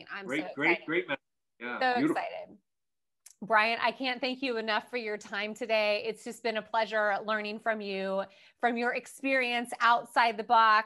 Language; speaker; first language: English; native; English